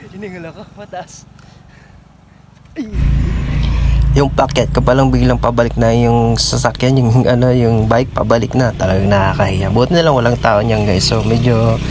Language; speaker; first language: Filipino; non-native, local second language; Bikol